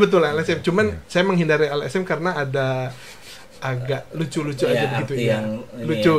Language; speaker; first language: Indonesian; native; Indonesian